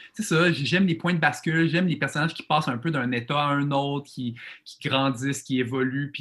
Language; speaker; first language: French; native; French